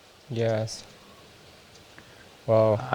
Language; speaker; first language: English; non-native, learner; Vietnamese